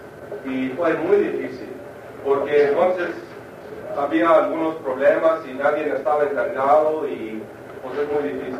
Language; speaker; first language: Spanish; non-native, fluent; English